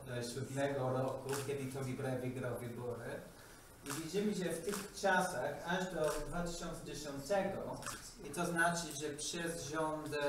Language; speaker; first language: Polish; non-native, learner; English